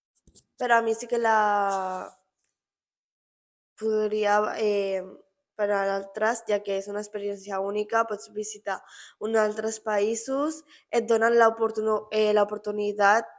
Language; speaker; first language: Catalan; non-native, local second language; Spanish